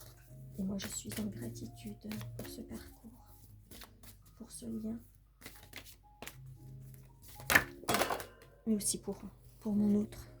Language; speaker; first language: French; native; French